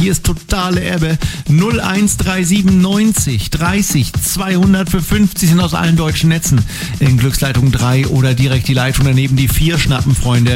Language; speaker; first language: German; native; German